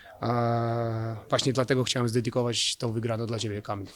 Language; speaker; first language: Polish; non-native, fluent; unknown